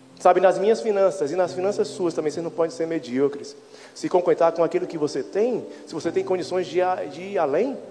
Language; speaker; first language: Portuguese; native; Portuguese